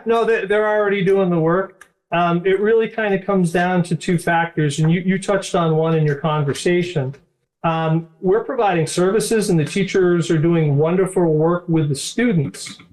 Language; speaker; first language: English; native; English